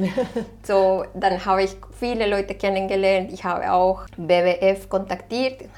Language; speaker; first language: German; non-native, fluent; Spanish